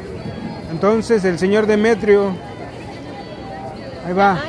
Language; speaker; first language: Spanish; native; Spanish